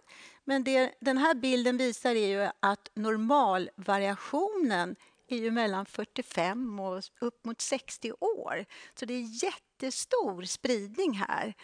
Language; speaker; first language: Swedish; native; Swedish